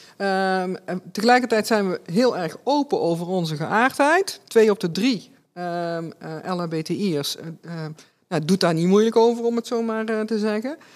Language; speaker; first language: Dutch; native; Dutch